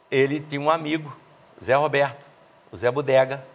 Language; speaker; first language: Portuguese; native; Portuguese